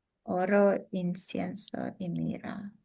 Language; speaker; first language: Spanish; non-native, learner; English